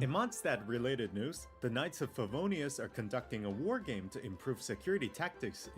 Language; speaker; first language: English; native; English